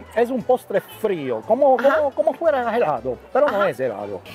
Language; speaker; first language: Spanish; early bilingual, heritage; Italian